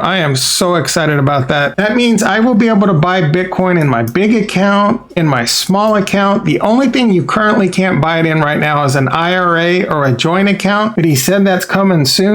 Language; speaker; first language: English; native; English